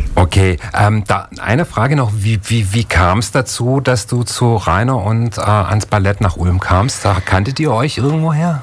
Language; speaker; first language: German; native; German